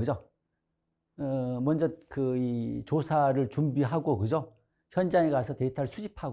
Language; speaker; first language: Korean; native; Korean